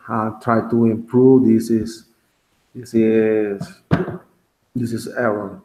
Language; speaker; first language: English; non-native, learner; Spanish